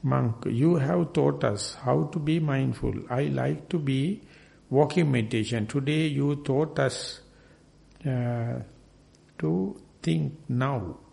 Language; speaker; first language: English; non-native, local second language; Sinhala